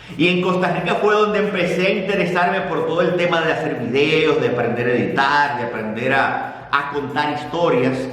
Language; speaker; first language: Spanish; native; Spanish